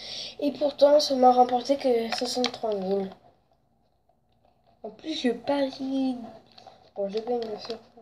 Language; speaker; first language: French; native; French